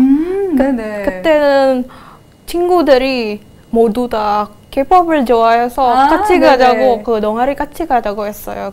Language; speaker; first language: Korean; non-native, fluent; Indonesian